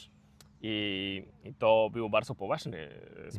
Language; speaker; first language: Polish; non-native, learner; Spanish